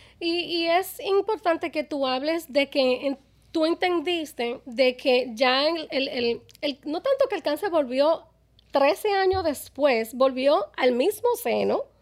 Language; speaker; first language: Spanish; early bilingual, other home language; English